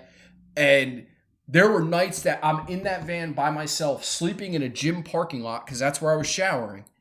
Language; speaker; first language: English; native; English